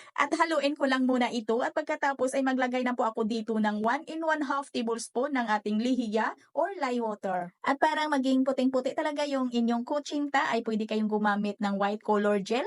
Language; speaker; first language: Filipino; non-native, local second language; Cebuano